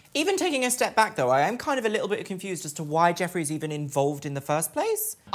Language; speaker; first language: English; native; English